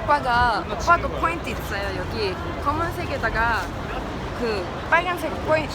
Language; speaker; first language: Korean; non-native, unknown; Swedish